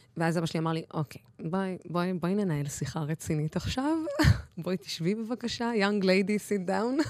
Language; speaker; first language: Hebrew; non-native, local second language; Arabic